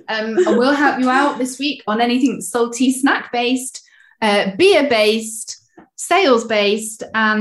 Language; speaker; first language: English; native; English